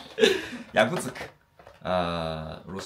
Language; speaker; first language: Russian; non-native, learner; Chinese